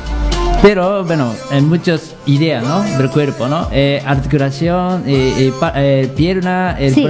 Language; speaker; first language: Spanish; non-native, learner; Japanese